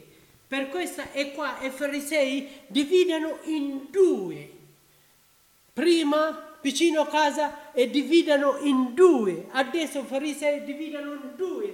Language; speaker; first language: Italian; non-native, learner; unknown